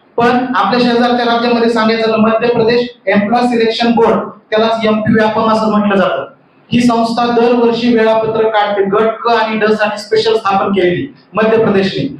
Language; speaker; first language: Marathi; native; Marathi